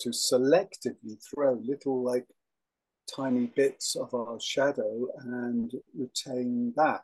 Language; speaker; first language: English; native; English